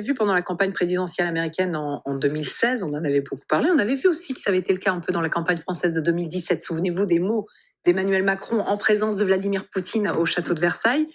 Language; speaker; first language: French; native; French